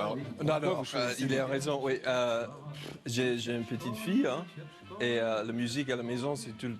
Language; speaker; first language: French; non-native, learner; English